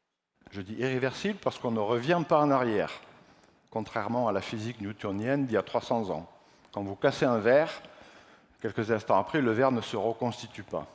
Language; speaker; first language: French; native; French